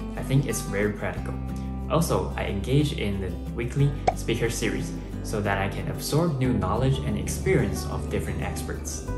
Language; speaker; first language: English; non-native, fluent; Chinese